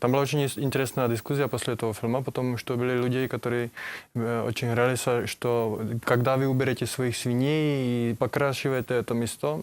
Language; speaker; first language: Russian; non-native, learner; Czech